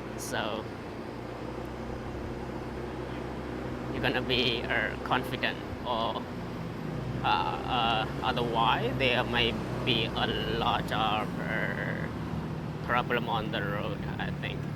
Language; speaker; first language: English; non-native, fluent; Chinese